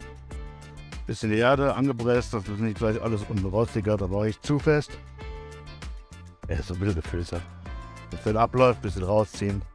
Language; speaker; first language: German; native; German